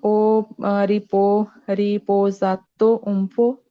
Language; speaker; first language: Italian; non-native, learner; Punjabi